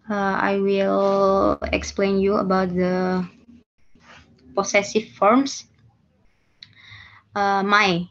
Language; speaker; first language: English; non-native, learner; Indonesian